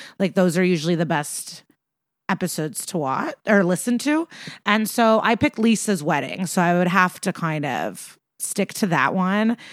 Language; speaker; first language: English; early bilingual, other home language; Russian